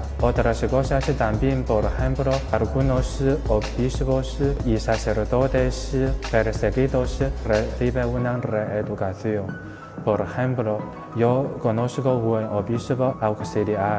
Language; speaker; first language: Spanish; non-native, fluent; Chinese